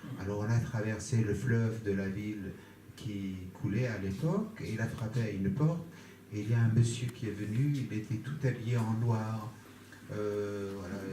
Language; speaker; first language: French; non-native, fluent; Kurdish